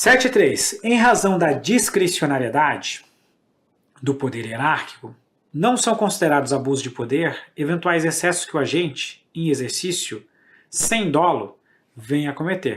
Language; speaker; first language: Portuguese; native; Portuguese